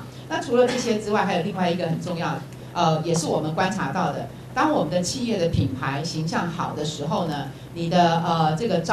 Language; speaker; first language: Chinese; native; Chinese